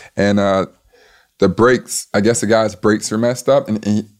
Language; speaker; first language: English; native; English